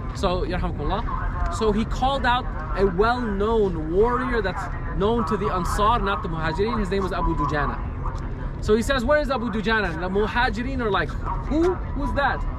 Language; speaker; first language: English; native; English